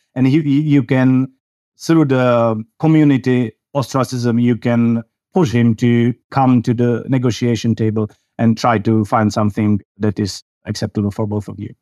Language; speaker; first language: English; non-native, fluent; Czech